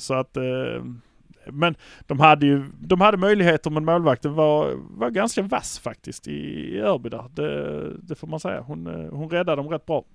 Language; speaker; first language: Swedish; native; Swedish